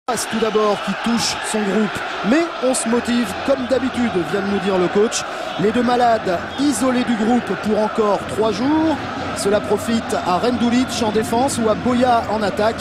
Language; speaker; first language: French; native; French